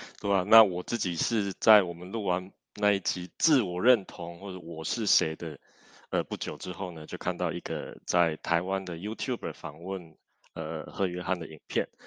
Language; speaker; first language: Chinese; native; Chinese